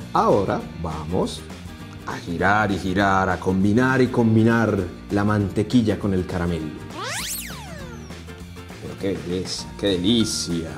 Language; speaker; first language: Spanish; native; Spanish